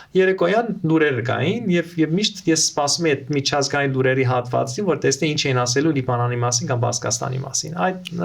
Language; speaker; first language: Armenian; early bilingual, heritage; Armenian